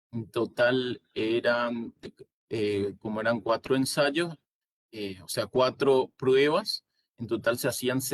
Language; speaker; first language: Spanish; native; Spanish